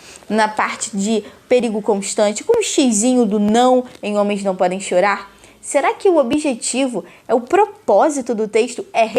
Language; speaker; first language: Portuguese; native; Portuguese